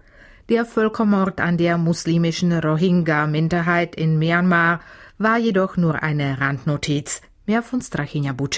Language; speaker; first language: German; non-native, fluent; Czech